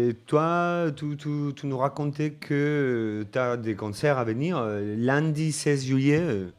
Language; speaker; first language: French; non-native, fluent; Spanish